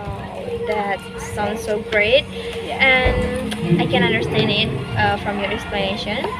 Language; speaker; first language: English; non-native, learner; Indonesian